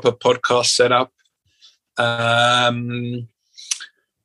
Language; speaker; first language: English; native; English